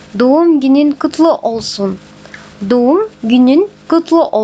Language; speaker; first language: Turkish; non-native, fluent; Kazakh